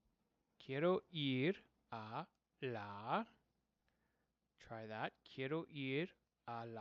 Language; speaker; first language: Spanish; non-native, fluent; English